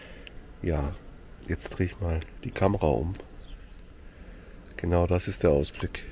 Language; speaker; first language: German; native; German